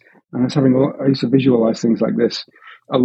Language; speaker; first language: English; native; English